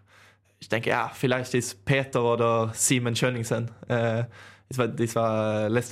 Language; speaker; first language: German; non-native, learner; Swedish